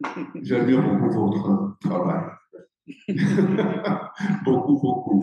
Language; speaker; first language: French; non-native, fluent; English